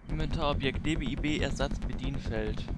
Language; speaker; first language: German; native; German